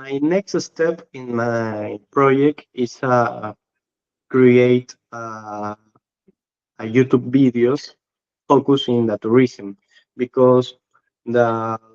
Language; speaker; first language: English; non-native, learner; Spanish